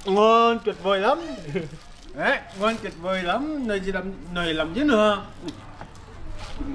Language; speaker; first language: Vietnamese; non-native, learner; Portuguese